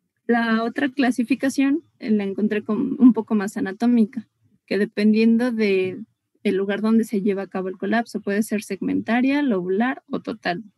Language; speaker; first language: Spanish; native; Spanish